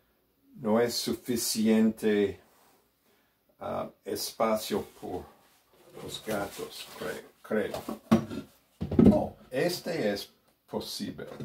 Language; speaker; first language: Portuguese; non-native, learner; Spanish